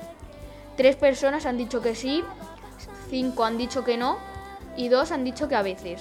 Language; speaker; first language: Spanish; native; Spanish